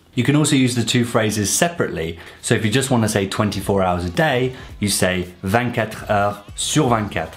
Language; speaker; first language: English; native; English